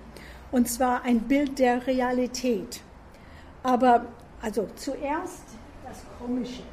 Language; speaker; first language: German; non-native, fluent; English